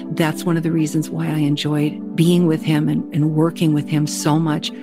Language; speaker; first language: English; native; English